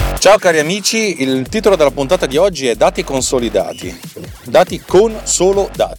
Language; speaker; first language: Italian; native; Italian